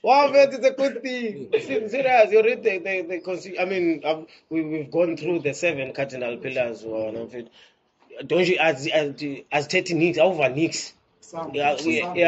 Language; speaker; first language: English; non-native, local second language; Xhosa